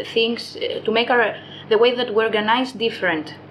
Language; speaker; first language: English; non-native, fluent; Greek